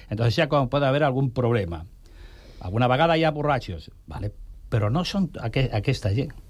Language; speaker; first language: Catalan; non-native, local second language; Spanish